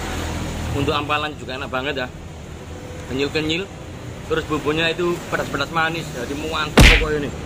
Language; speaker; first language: Indonesian; non-native, local second language; Javanese